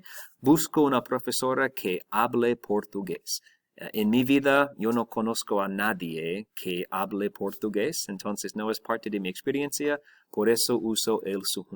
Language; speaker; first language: Spanish; non-native, fluent; English